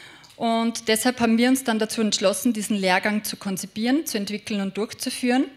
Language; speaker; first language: German; native; German